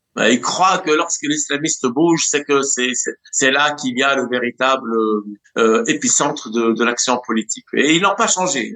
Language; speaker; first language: French; non-native, local second language; Arabic